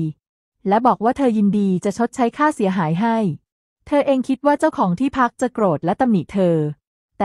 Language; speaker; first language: Thai; native; Thai